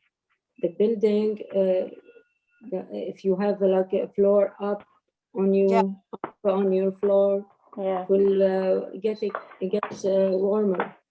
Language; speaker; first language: English; non-native, learner; Arabic